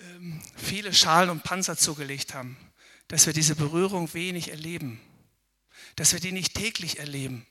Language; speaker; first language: German; native; German